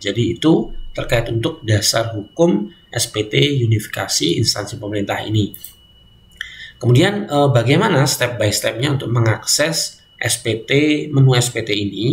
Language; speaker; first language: Indonesian; native; Indonesian